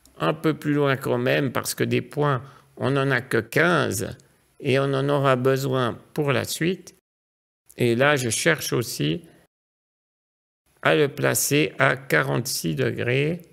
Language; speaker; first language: French; native; French